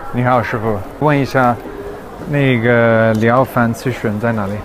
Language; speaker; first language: Chinese; non-native, fluent; English